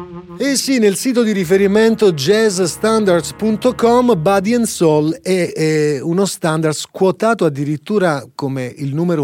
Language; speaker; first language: Italian; native; Italian